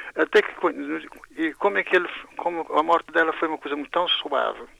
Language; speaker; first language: Portuguese; non-native, local second language; Kabuverdianu